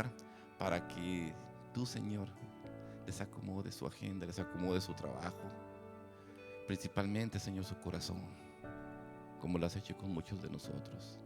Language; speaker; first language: Spanish; native; Spanish